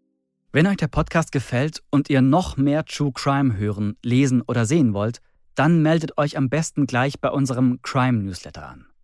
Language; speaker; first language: German; native; German